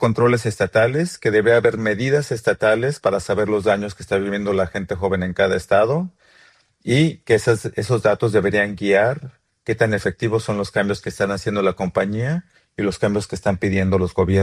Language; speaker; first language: Spanish; native; Spanish